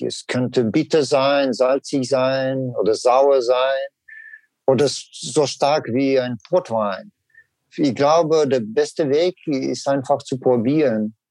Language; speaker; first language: German; non-native, learner; Russian